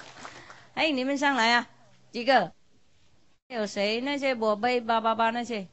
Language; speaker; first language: Chinese; non-native, fluent; Vietnamese